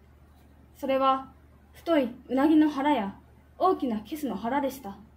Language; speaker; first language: Japanese; native; Japanese